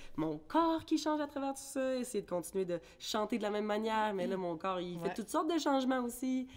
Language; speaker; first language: French; early bilingual, other home language; English